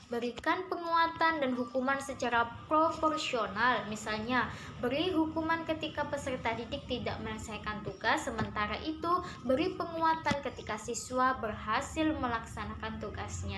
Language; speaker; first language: Indonesian; native; Indonesian